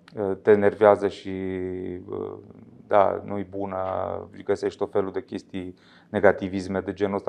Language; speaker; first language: Romanian; native; Romanian